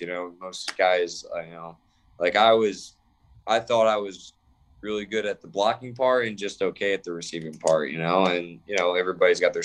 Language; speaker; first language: English; native; English